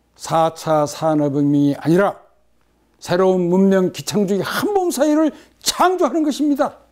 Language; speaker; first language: Korean; native; Korean